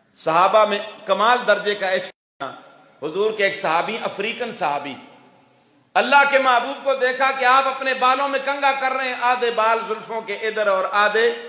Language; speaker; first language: Urdu; non-native, local second language; Pashto